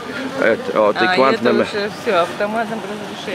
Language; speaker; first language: Russian; native; Russian